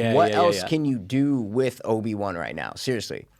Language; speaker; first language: English; native; English